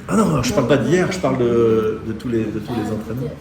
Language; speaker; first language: French; native; French